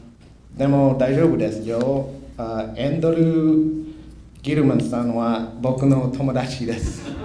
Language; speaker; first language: Japanese; non-native, learner; English